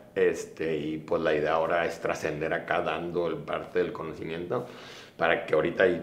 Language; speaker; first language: Spanish; native; Spanish